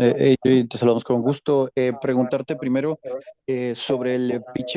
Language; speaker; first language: Spanish; native; Spanish